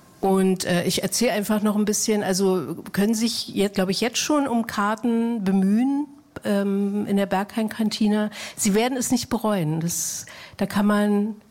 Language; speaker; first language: German; native; German